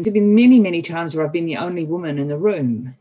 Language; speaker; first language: English; native; English